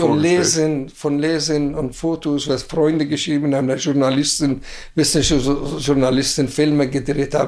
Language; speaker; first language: German; non-native, fluent; Persian